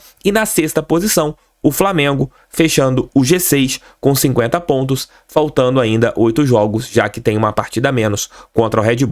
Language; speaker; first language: Portuguese; native; Portuguese